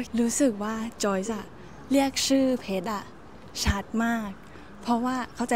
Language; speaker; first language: Thai; native; Thai